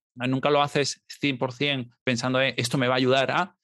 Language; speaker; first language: Spanish; native; Spanish